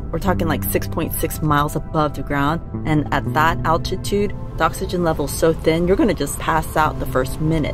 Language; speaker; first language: English; native; English